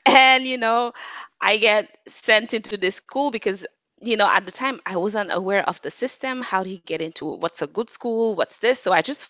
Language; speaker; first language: English; non-native, fluent; Wolof